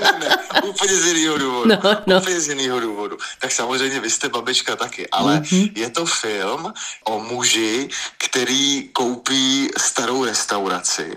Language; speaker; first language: Czech; native; Czech